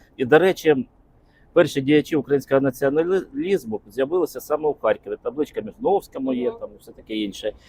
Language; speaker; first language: Ukrainian; non-native, local second language; Russian